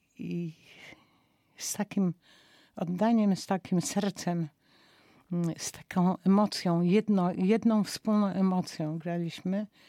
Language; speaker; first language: Polish; native; Polish